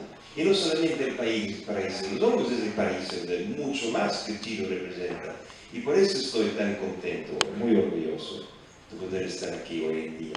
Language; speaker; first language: Spanish; non-native, fluent; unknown